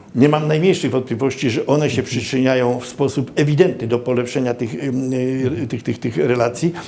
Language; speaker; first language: Polish; native; Polish